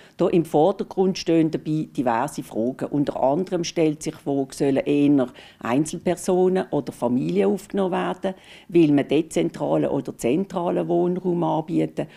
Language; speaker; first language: German; native; German